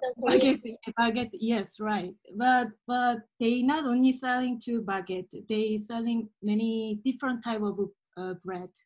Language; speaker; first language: English; non-native, learner; Korean